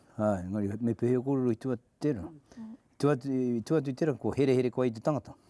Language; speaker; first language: Māori; native; Māori